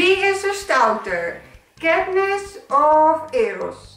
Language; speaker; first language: Dutch; native; Dutch